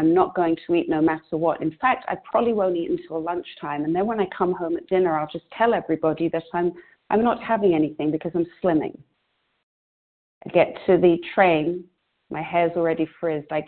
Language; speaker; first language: English; native; English